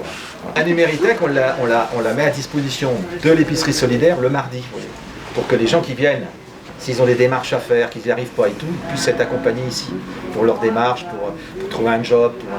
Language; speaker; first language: French; native; French